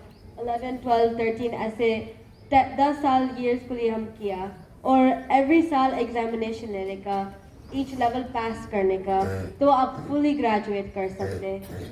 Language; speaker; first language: Hindi; non-native, learner; Gujarati